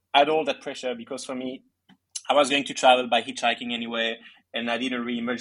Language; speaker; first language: English; early bilingual, other home language; Greek